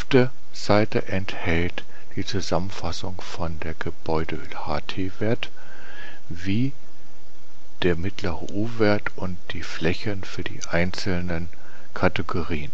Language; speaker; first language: German; native; German